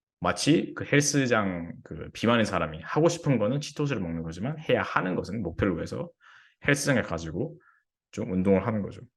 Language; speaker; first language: Korean; early bilingual, heritage; English